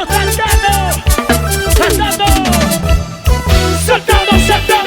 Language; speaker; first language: Spanish; native; Spanish